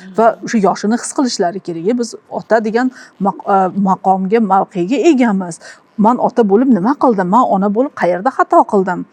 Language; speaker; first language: Uzbek; native; Uzbek